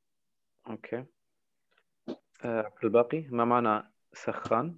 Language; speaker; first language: Arabic; non-native, fluent; German